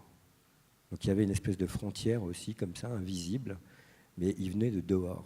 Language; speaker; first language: French; native; French